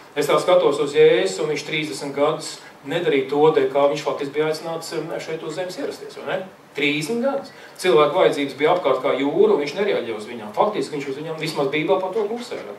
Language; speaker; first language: Latvian; native; Latvian